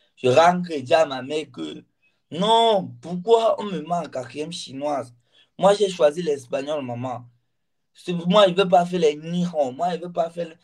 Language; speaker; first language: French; non-native, local second language; Ghomala